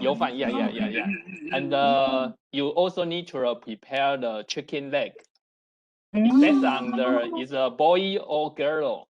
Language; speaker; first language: English; non-native, learner; Chinese